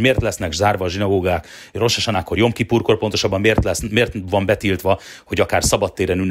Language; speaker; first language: Hungarian; native; Hungarian